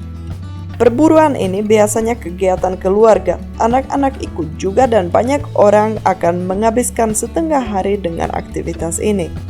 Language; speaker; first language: Indonesian; non-native, fluent; Czech